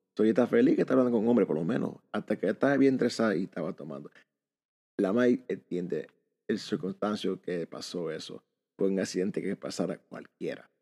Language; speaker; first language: Spanish; early bilingual, heritage; Spanish